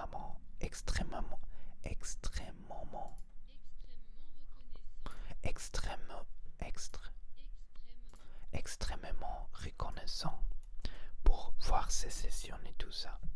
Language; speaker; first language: French; non-native, learner; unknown